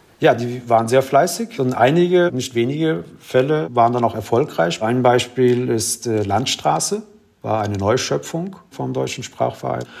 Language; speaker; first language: German; early bilingual, other home language; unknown